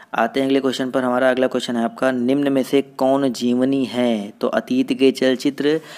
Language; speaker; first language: Hindi; native; Hindi